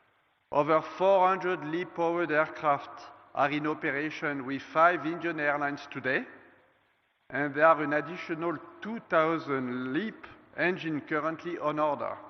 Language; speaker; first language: English; non-native, fluent; French